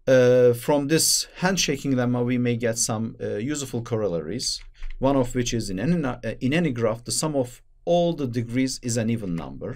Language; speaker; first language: English; non-native, fluent; Turkish